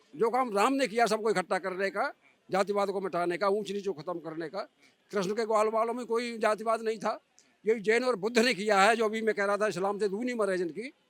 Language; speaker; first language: Hindi; native; Hindi